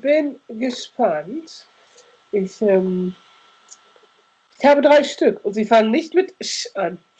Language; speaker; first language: German; native; German